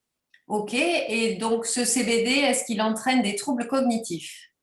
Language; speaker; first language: French; native; French